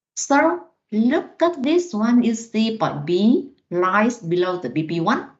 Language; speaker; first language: English; non-native, fluent; Vietnamese